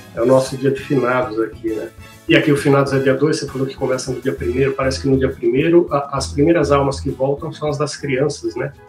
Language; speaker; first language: Portuguese; native; Portuguese